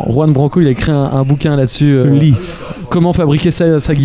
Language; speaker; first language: French; native; French